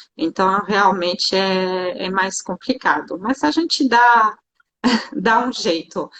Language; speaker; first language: Portuguese; non-native, fluent; French